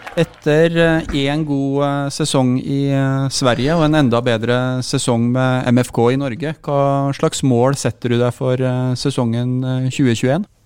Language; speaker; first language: Norwegian; native; Norwegian